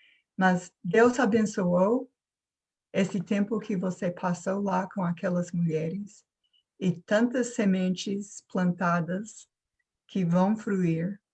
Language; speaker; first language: Portuguese; non-native, fluent; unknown